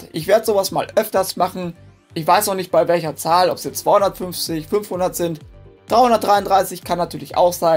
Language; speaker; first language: German; native; German